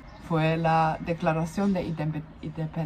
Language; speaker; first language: Spanish; non-native, fluent; German